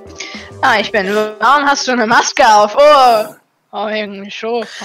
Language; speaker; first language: German; native; German